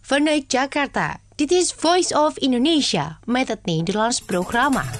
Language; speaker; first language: Dutch; non-native, fluent; Indonesian